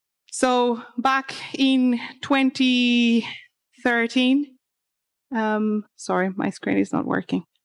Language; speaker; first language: English; non-native, fluent; Spanish